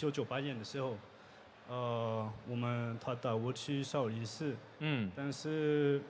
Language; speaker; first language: Chinese; non-native, learner; French